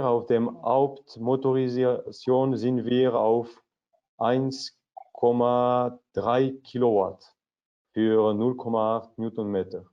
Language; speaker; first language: German; non-native, learner; French